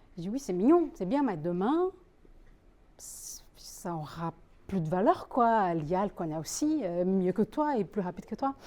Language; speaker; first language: French; non-native, fluent; Portuguese